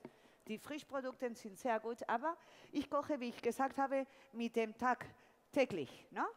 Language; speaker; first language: German; non-native, fluent; Spanish